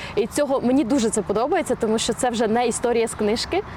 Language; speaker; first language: Ukrainian; native; Ukrainian